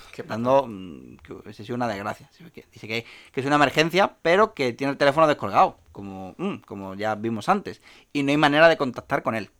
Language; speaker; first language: Spanish; native; Spanish